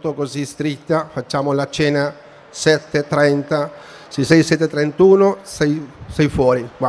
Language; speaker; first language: Italian; non-native, fluent; Spanish